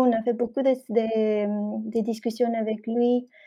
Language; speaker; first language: French; non-native, fluent; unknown